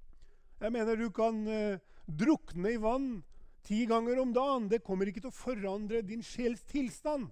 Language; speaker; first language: Norwegian; non-native, fluent; Albanian